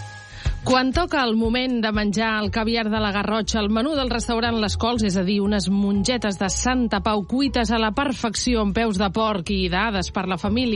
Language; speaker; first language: Catalan; native; Catalan